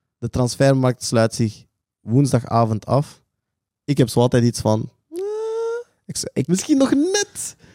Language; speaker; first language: Dutch; native; Dutch